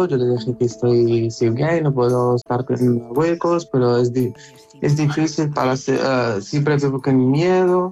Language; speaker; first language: Spanish; non-native, local second language; Arabic